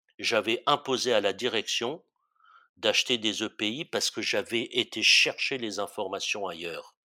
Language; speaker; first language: French; early bilingual, other home language; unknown